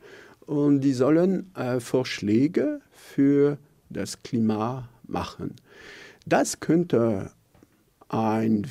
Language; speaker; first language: German; non-native, local second language; French